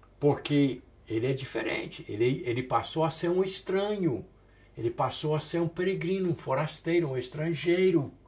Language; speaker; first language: Portuguese; early bilingual, other home language; English